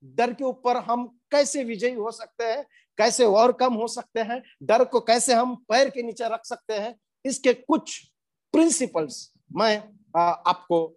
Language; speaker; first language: Hindi; non-native, local second language; Marathi